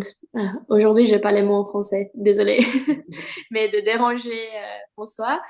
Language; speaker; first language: French; non-native, fluent; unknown